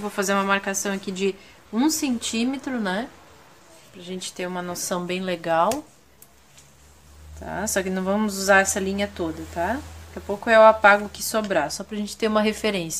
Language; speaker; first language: Portuguese; native; Portuguese